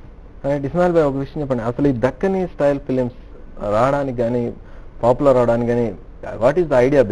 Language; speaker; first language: Telugu; native; Telugu